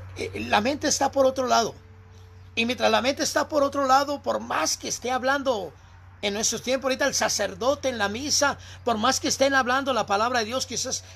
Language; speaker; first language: Spanish; native; Spanish